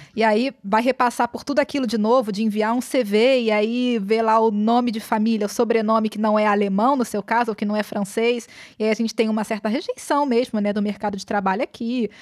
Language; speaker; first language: Portuguese; native; Portuguese